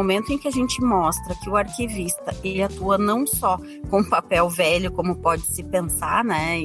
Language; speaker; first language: Portuguese; native; Portuguese